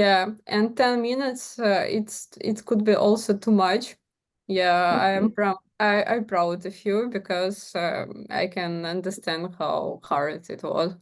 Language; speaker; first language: English; non-native, learner; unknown